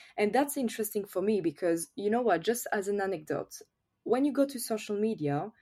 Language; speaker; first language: English; non-native, fluent; French